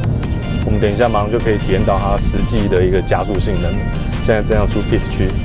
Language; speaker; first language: Chinese; native; Chinese